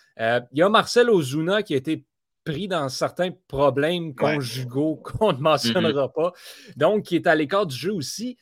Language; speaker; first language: French; native; French